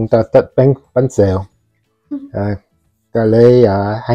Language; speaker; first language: Vietnamese; non-native, learner; Italian